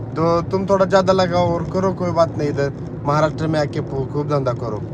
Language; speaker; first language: Hindi; non-native, local second language; Marathi